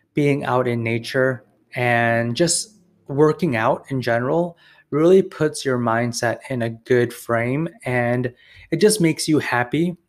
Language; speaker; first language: English; native; English